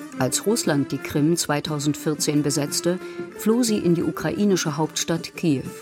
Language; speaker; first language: German; native; German